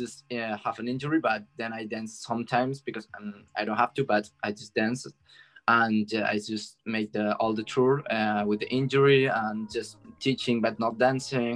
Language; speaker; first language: English; non-native, learner; Spanish